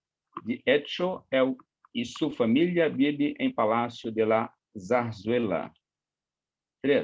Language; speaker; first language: Spanish; non-native, learner; Portuguese